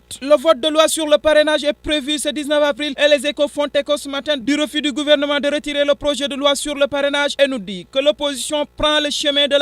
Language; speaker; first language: French; non-native, local second language; Wolof